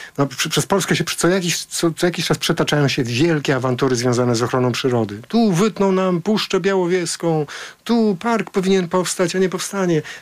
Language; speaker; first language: Polish; native; Polish